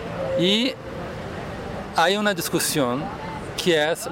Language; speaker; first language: Spanish; non-native, fluent; Portuguese